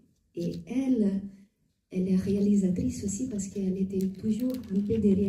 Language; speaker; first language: French; non-native, fluent; Italian